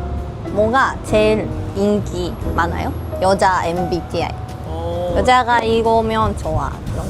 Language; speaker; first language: Korean; non-native, learner; Japanese